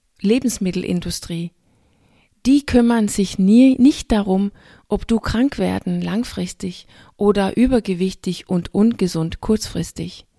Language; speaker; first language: German; non-native, fluent; Danish